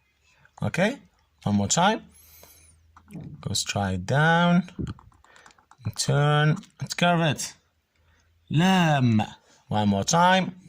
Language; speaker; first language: English; non-native, fluent; Arabic